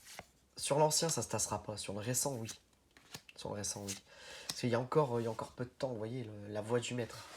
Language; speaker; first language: French; native; French